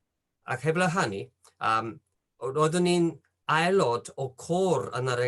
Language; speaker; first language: Welsh; non-native, fluent; Japanese